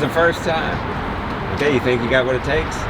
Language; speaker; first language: English; native; English